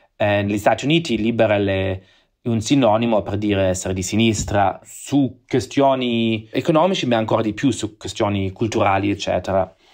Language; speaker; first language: Italian; non-native, fluent; German